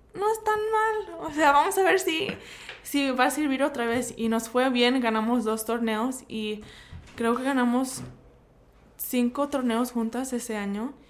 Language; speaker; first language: Spanish; early bilingual, heritage; Spanish